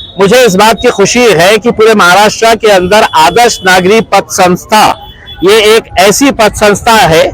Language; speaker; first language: Hindi; non-native, local second language; Urdu